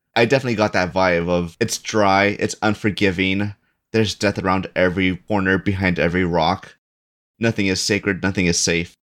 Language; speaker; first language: English; early bilingual, other home language; Spanish